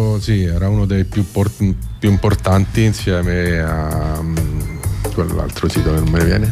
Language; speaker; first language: Italian; native; Italian